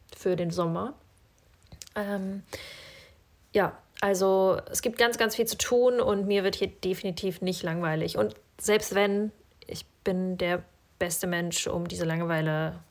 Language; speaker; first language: German; early bilingual, other home language; Russian